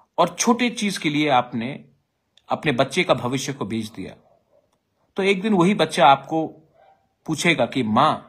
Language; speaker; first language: Hindi; non-native, local second language; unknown